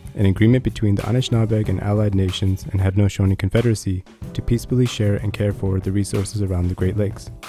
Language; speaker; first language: English; native; English